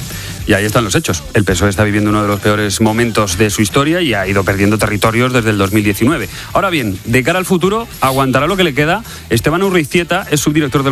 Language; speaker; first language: Spanish; native; Spanish